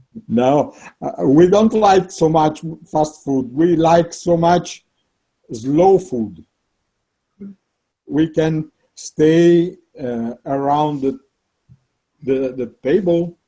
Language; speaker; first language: English; non-native, learner; Italian